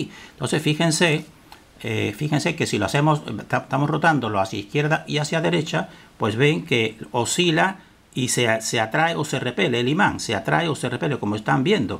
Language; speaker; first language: Spanish; native; Spanish